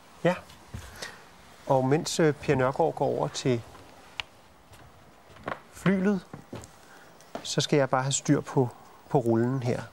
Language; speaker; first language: Danish; native; Danish